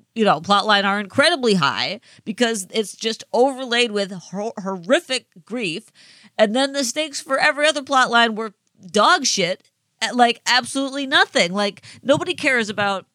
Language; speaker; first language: English; native; English